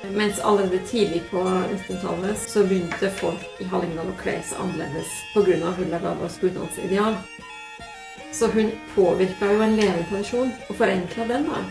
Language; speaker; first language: Norwegian; native; Norwegian